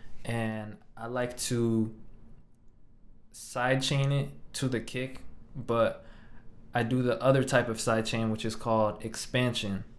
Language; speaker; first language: English; native; English